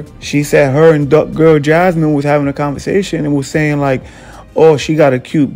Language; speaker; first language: English; native; English